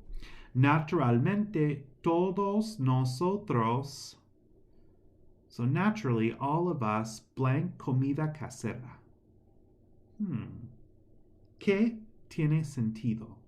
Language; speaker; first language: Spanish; non-native, fluent; English